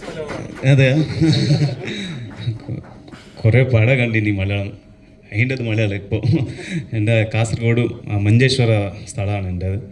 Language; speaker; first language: Malayalam; non-native, local second language; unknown